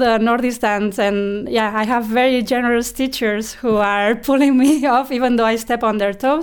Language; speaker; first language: English; non-native, fluent; Spanish